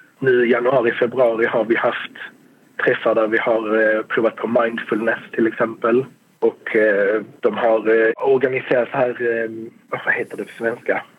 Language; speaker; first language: Swedish; native; Swedish